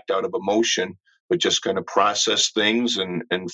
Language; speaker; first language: English; native; English